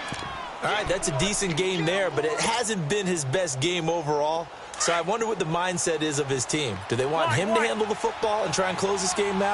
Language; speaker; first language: English; native; English